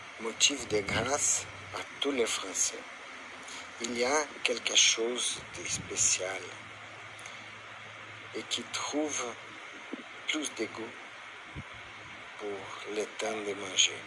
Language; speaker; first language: French; non-native, learner; Portuguese